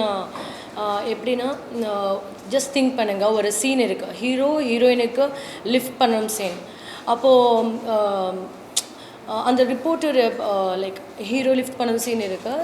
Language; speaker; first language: Tamil; non-native, learner; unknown